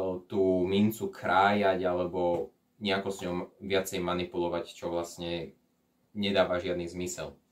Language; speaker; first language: Slovak; native; Slovak